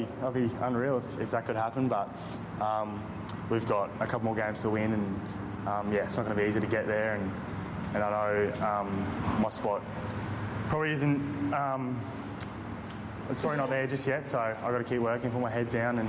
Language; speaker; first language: English; native; English